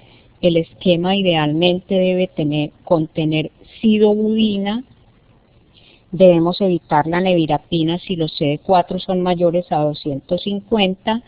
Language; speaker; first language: Spanish; native; Spanish